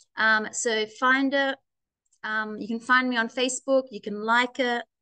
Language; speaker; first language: English; native; English